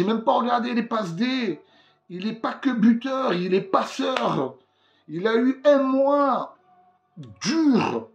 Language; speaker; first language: French; native; French